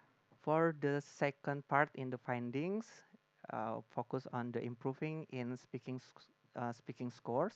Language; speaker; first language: English; non-native, learner; Indonesian